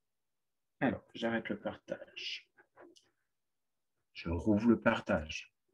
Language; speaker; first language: French; native; French